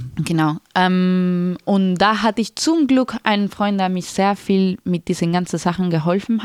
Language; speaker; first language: German; non-native, fluent; Spanish